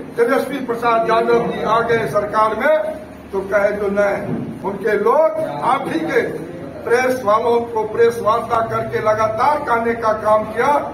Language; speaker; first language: Hindi; native; Hindi